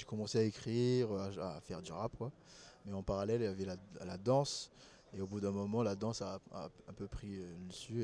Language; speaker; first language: French; non-native, local second language; Malagasy